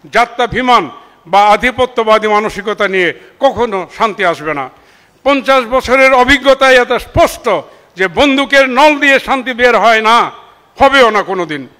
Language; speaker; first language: Bangla; non-native, local second language; Marma